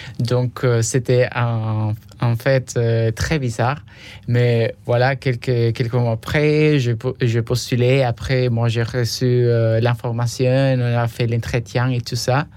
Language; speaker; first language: French; non-native, fluent; Spanish